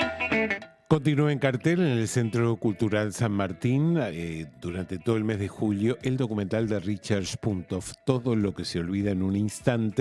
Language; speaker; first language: Spanish; native; Spanish